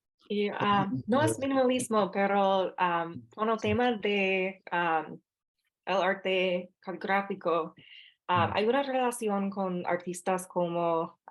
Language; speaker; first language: Spanish; non-native, fluent; English